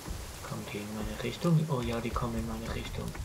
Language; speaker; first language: German; native; German